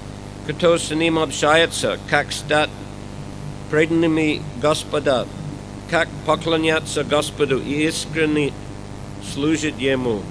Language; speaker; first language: Russian; non-native, fluent; English